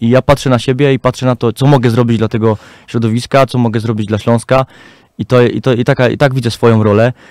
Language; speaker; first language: Polish; native; Polish